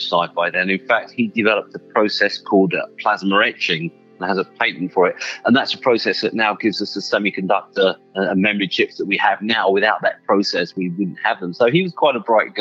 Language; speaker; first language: English; native; English